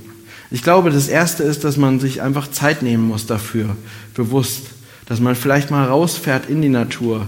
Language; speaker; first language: German; native; German